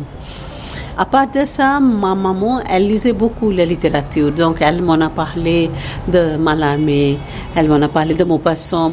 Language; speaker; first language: French; non-native, fluent; Bangla